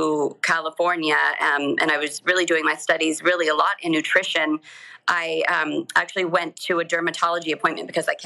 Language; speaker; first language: English; native; English